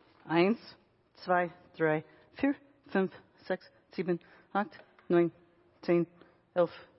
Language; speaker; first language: German; non-native, learner; English